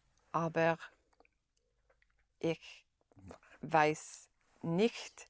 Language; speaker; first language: German; non-native, learner; English